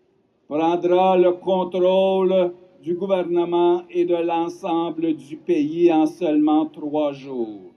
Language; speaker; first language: French; non-native, local second language; Ukrainian